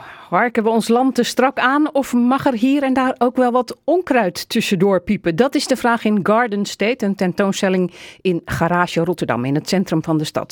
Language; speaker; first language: Dutch; native; Dutch